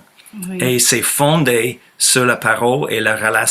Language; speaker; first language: French; non-native, fluent; English